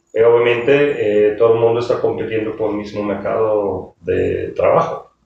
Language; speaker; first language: Spanish; non-native, fluent; German